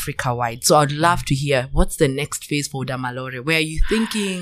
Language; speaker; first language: English; non-native, local second language; Kikuyu